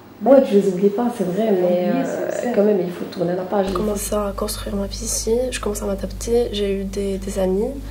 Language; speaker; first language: French; non-native, local second language; Arabic